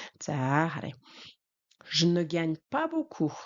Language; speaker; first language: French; non-native, fluent; Mongolian